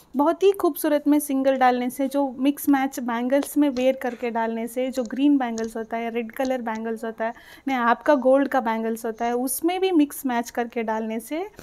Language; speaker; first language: Hindi; non-native, local second language; Telugu